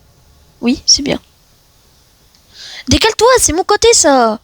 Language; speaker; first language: French; native; French